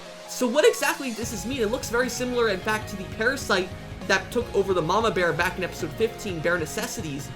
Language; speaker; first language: English; native; English